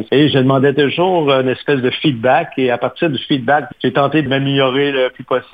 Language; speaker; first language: French; native; French